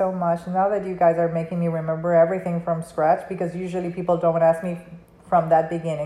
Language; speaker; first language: English; non-native, fluent; Spanish